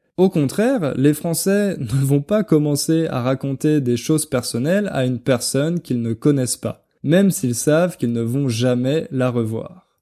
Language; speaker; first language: French; native; French